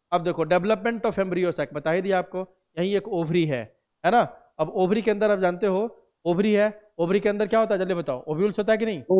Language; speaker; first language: Hindi; native; Hindi